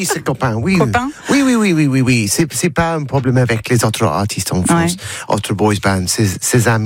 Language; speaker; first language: French; non-native, learner; English